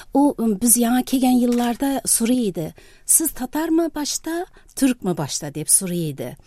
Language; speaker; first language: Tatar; early bilingual, heritage; Tatar